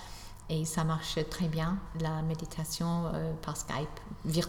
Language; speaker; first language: French; non-native, fluent; English